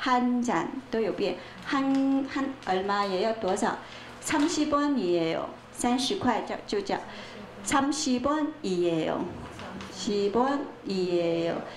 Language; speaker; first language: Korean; non-native, fluent; Chinese